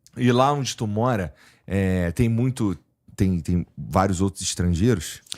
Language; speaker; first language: Portuguese; native; Portuguese